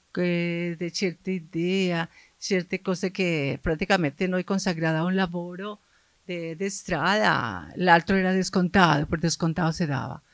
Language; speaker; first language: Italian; non-native, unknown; Spanish